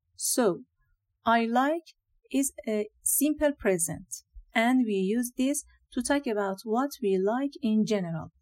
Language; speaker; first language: English; non-native, fluent; Persian